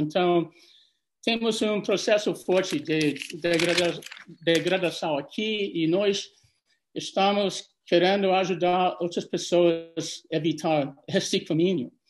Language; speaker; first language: Portuguese; non-native, fluent; English